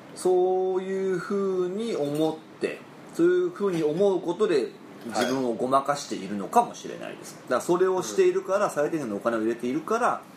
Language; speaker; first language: Japanese; native; Japanese